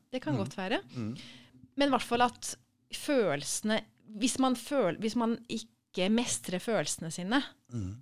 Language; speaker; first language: Norwegian; native; Norwegian